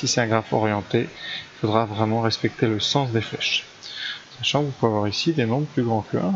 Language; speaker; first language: French; native; French